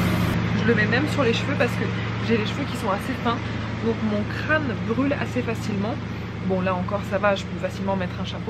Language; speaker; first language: French; native; French